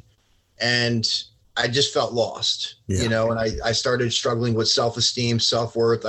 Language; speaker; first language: English; native; English